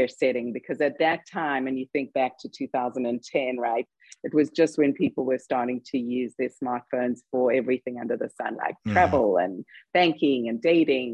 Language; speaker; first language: English; native; English